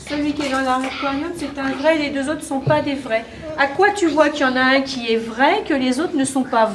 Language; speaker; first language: French; native; French